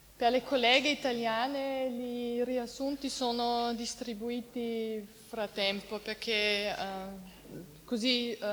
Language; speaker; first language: Italian; non-native, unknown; German